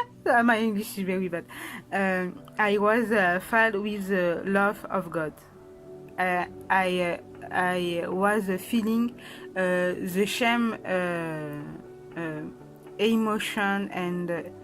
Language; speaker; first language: English; non-native, learner; French